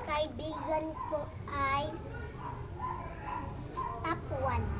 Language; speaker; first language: Filipino; non-native, local second language; Cebuano